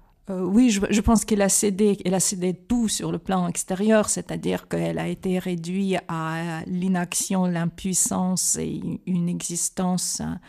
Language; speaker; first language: French; non-native, fluent; Russian